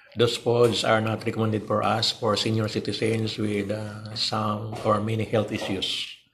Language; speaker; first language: English; non-native, local second language; Cebuano